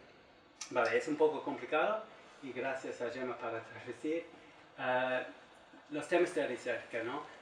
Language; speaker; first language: Spanish; non-native, learner; English